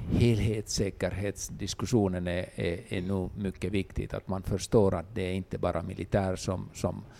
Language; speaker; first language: Swedish; non-native, local second language; Finnish